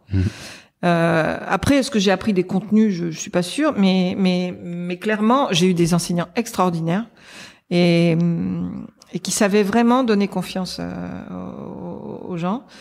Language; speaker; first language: French; native; French